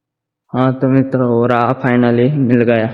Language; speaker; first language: Hindi; non-native, local second language; Gujarati